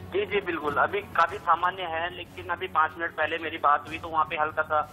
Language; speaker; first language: Hindi; native; Hindi